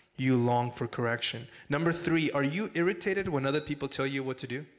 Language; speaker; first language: English; non-native, fluent; Spanish